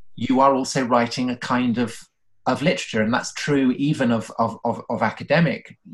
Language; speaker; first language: English; native; English